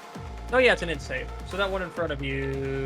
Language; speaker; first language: English; native; English